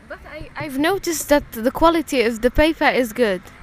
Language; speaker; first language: English; non-native, fluent; Arabic